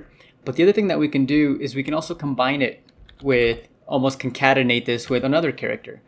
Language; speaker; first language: English; native; English